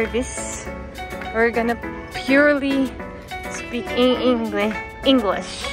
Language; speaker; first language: English; non-native, learner; Filipino